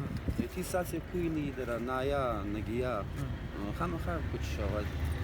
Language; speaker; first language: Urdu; non-native, local second language; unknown